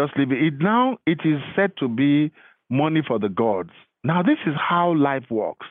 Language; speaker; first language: English; non-native, local second language; Yoruba